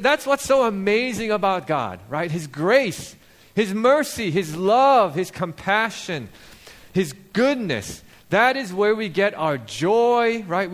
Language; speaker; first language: English; early bilingual, other home language; Korean